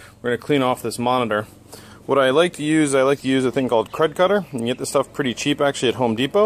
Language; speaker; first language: English; native; English